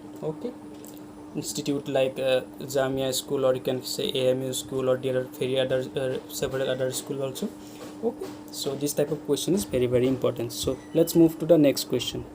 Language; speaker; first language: English; non-native, local second language; Hindi